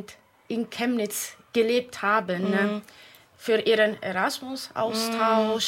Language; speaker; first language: German; non-native, fluent; Italian